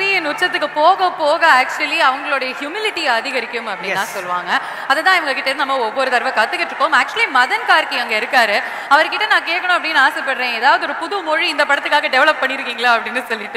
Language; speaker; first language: Tamil; native; Tamil